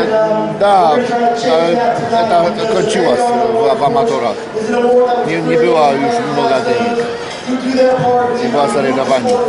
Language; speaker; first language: Russian; non-native, learner; Polish